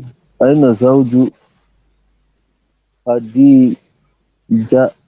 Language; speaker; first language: Arabic; non-native, learner; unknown